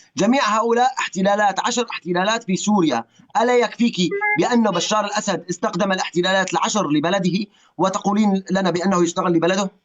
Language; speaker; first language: Arabic; native; Arabic